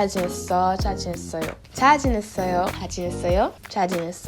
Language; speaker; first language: Korean; non-native, learner; French